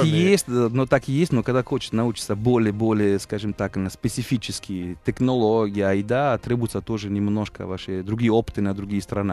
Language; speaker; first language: Russian; non-native, fluent; Italian